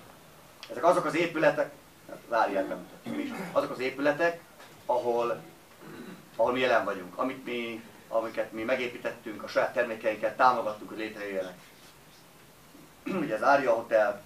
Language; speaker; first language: Hungarian; native; Hungarian